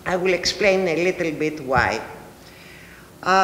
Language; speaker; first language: English; non-native, fluent; Greek